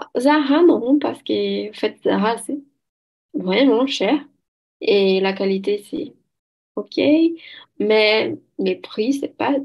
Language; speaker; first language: French; non-native, learner; Portuguese